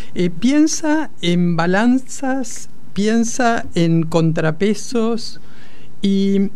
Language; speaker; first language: Spanish; native; Spanish